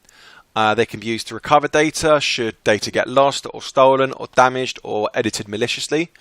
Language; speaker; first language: English; native; English